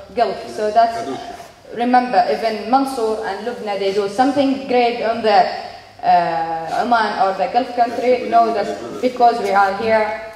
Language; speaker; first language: English; non-native, learner; Arabic